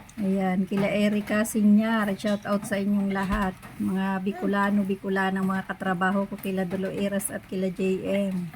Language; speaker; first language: Filipino; non-native, local second language; Bikol